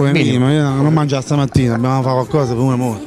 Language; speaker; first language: Italian; native; Italian